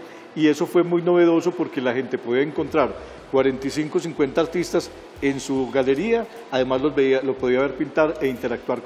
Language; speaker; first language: Spanish; native; Spanish